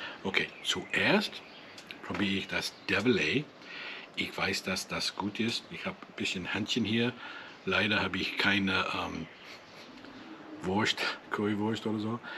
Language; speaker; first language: German; non-native, learner; English